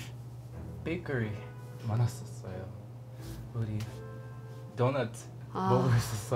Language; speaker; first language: Korean; non-native, learner; English